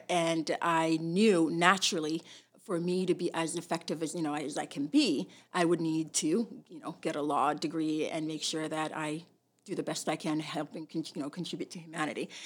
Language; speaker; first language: English; early bilingual, other home language; Somali